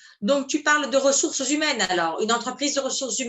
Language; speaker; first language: French; native; French